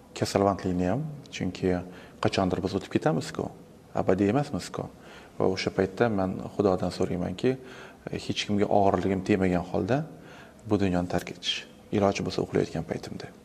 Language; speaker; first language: Uzbek; non-native, local second language; Russian